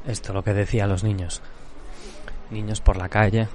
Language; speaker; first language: Spanish; non-native, local second language; Catalan